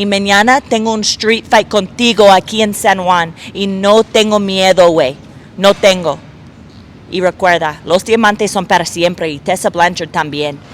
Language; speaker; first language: Spanish; non-native, learner; English